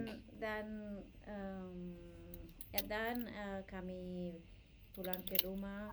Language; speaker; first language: Indonesian; non-native, learner; English